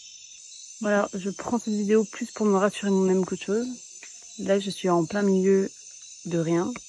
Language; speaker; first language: French; native; French